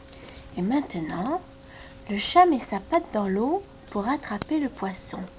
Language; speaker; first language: French; native; French